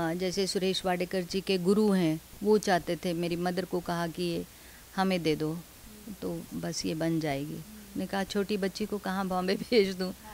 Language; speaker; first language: Hindi; non-native, local second language; Dogri